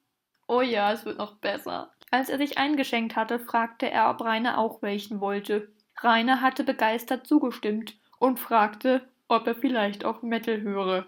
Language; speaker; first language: German; native; German